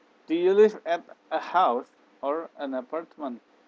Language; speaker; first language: English; non-native, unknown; Indonesian